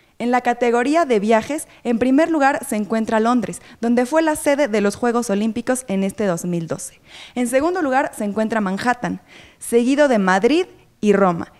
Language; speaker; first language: Spanish; native; Spanish